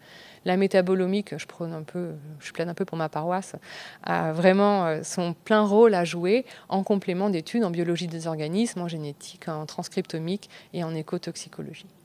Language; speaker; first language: French; native; French